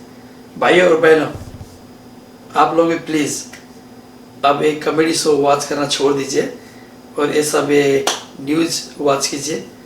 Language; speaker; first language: Hindi; non-native, learner; Nepali